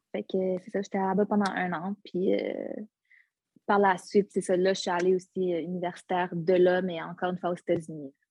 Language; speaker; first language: French; early bilingual, other home language; Arabic